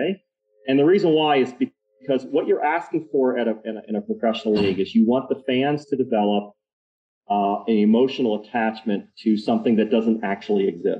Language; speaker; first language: English; native; English